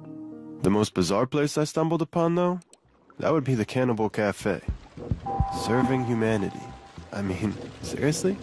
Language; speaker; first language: English; non-native, fluent; Hebrew